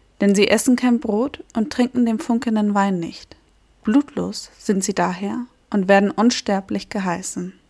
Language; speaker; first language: German; native; German